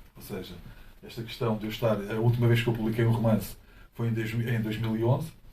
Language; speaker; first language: Portuguese; native; Portuguese